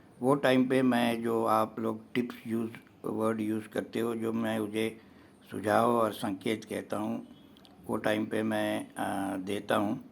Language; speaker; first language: Hindi; non-native, local second language; Gujarati